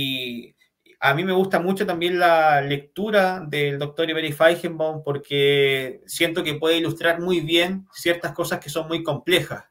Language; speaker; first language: Spanish; native; Spanish